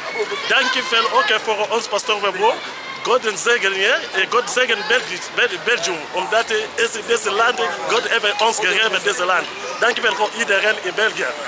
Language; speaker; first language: Dutch; non-native, learner; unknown